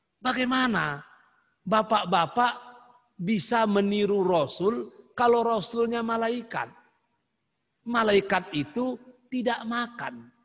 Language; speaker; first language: Indonesian; native; Indonesian